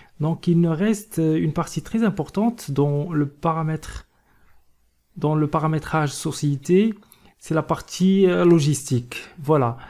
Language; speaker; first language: French; non-native, local second language; Arabic